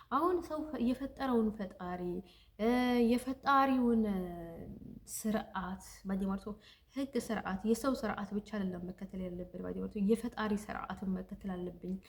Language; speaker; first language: Amharic; early bilingual, heritage; Amharic